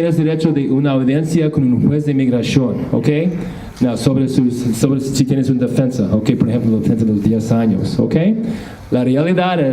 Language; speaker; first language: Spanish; non-native, fluent; English